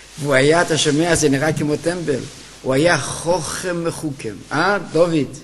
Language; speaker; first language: Hebrew; native; Hebrew